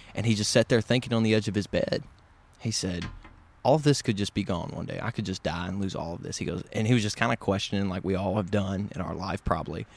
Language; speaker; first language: English; native; English